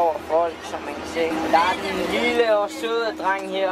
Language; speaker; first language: Danish; early bilingual, other home language; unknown